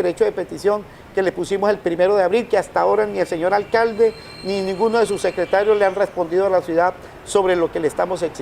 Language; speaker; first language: Spanish; native; Spanish